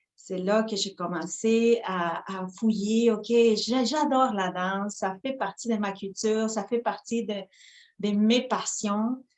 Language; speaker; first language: French; non-native, fluent; Spanish